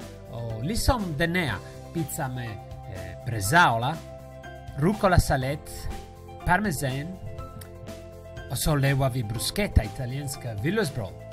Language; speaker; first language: Swedish; non-native, local second language; Italian